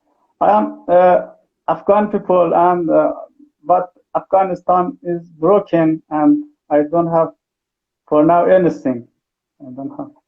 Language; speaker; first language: English; non-native, learner; Persian